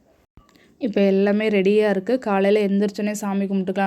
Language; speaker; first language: Tamil; native; Tamil